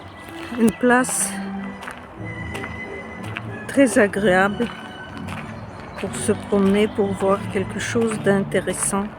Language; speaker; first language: French; non-native, fluent; Russian